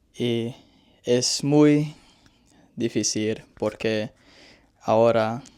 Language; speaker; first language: Spanish; non-native, learner; English